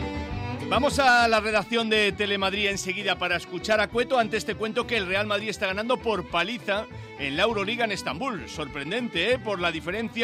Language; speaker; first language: Spanish; native; Spanish